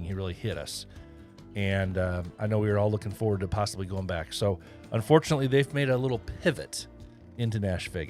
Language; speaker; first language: English; native; English